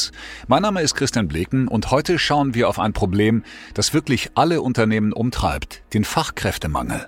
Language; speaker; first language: German; native; German